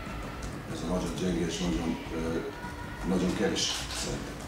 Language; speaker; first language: Hungarian; non-native, learner; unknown